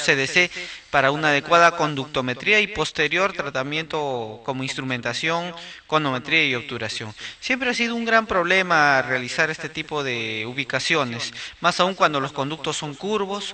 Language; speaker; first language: Spanish; native; Spanish